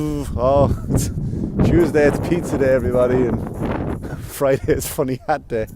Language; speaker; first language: English; native; English